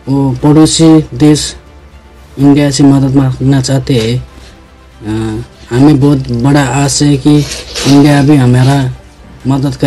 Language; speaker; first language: Hindi; non-native, learner; Nepali